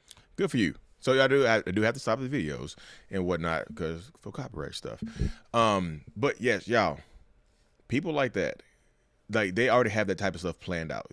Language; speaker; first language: English; native; English